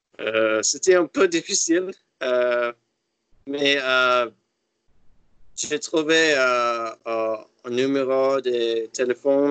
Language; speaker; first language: French; non-native, learner; English